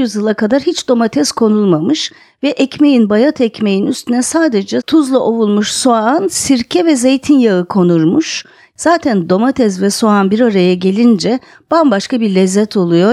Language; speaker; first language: Turkish; native; Turkish